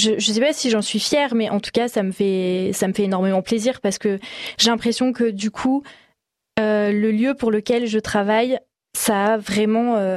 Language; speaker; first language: French; native; French